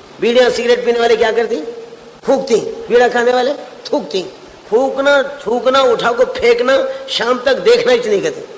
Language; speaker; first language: Urdu; native; Urdu